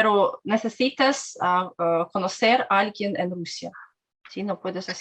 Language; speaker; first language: Spanish; non-native, learner; Russian